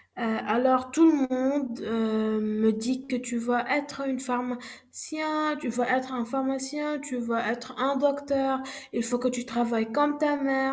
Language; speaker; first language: French; non-native, learner; Arabic